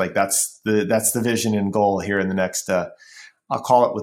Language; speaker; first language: English; native; English